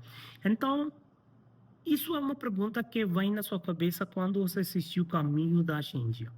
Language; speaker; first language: Portuguese; non-native, learner; Hindi